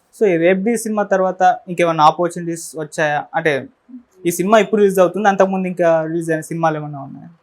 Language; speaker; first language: Telugu; native; Telugu